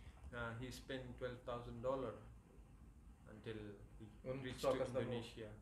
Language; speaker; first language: English; non-native, fluent; Hazaragi